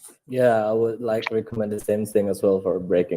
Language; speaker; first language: English; non-native, fluent; Indonesian